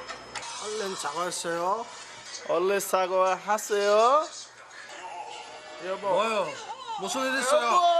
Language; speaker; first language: Korean; non-native, learner; Bangla